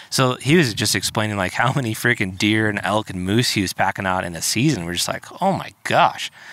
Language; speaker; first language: English; native; English